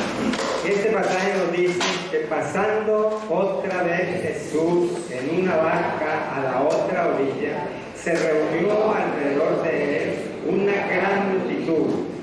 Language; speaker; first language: Spanish; native; Spanish